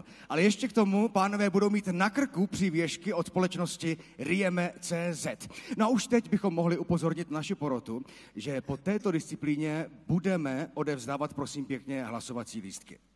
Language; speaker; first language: Czech; native; Czech